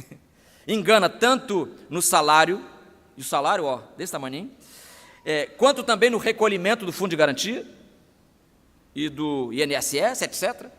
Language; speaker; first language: Portuguese; native; Portuguese